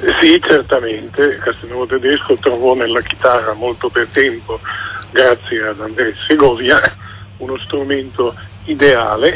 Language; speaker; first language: Italian; native; Italian